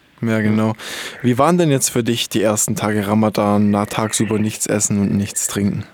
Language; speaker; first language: German; native; German